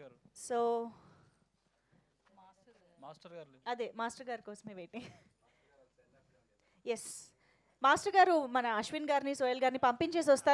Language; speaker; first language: Telugu; native; Telugu